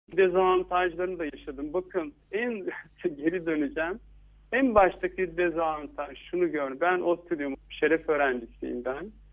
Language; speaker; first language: Turkish; native; Turkish